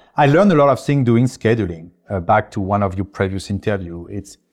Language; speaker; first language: English; non-native, fluent; French